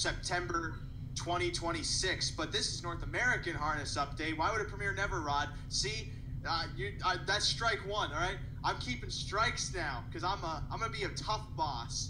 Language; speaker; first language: English; native; English